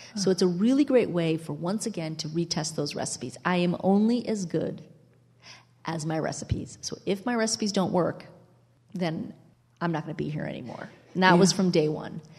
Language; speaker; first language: English; early bilingual, other home language; Italian